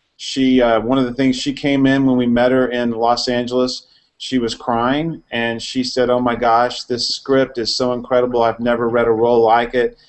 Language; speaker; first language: English; native; English